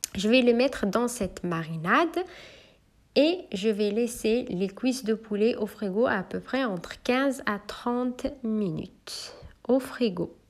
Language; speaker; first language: French; non-native, local second language; Arabic